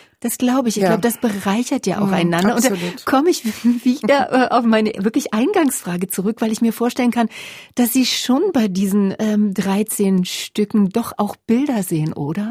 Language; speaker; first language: German; native; German